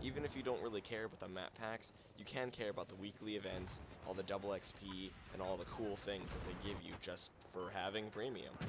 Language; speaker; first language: English; native; English